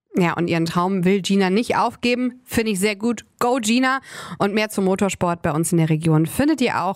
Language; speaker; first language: German; native; German